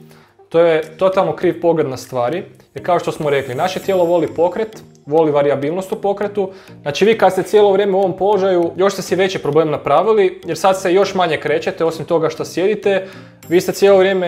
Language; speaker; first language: Croatian; native; Croatian